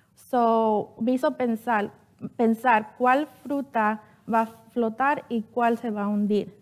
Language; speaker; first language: Spanish; early bilingual, heritage; Spanish